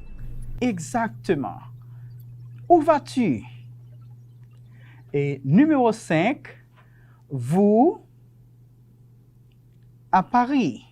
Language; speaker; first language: French; non-native, fluent; Spanish